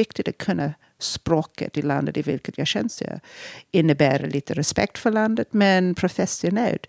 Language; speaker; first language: Swedish; non-native, fluent; English